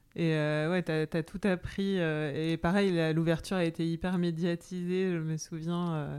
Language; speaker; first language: French; native; French